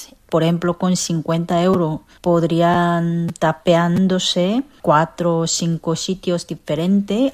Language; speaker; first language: Spanish; non-native, fluent; Korean